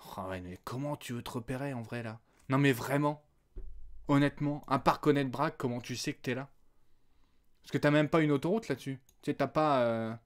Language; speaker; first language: French; native; French